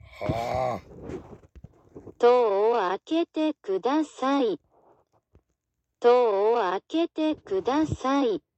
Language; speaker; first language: Japanese; non-native, learner; English